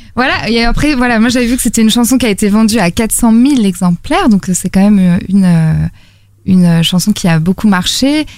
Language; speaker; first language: French; native; French